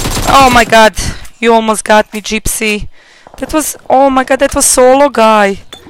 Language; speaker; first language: English; non-native, fluent; Croatian